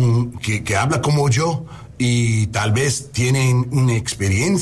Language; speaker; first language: Spanish; non-native, learner; English